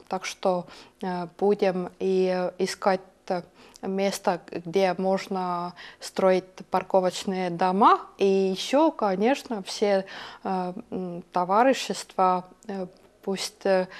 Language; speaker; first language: Russian; non-native, local second language; Estonian